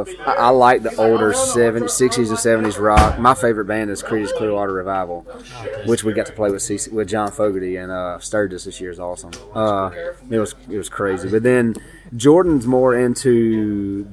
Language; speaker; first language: English; native; English